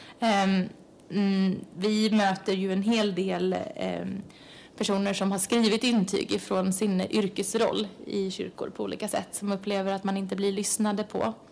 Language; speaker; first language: Swedish; native; Swedish